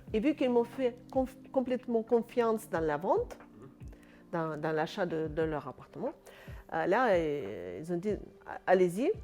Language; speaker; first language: French; non-native, fluent; Russian